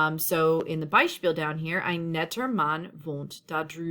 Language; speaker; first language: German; non-native, fluent; English